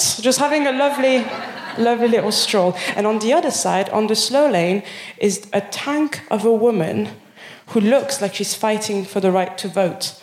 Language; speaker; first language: English; non-native, fluent; French